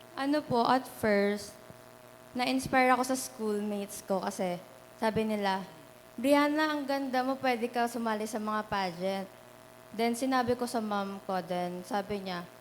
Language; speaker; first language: Filipino; native; Filipino